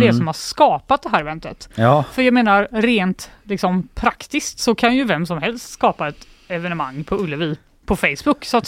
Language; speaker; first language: Swedish; native; Swedish